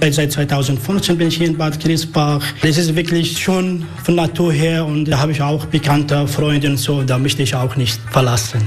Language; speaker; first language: German; non-native, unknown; Arabic